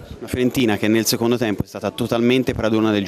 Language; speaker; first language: Italian; native; Italian